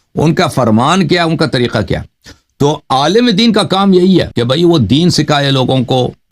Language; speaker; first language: Urdu; non-native, fluent; Persian